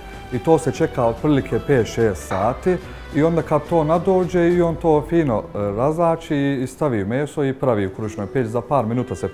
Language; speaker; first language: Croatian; non-native, fluent; Turkish